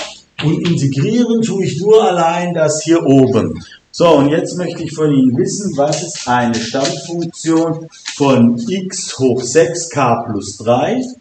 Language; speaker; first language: German; native; German